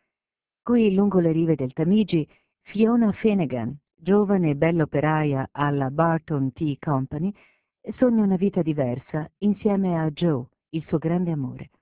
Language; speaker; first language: Italian; native; Italian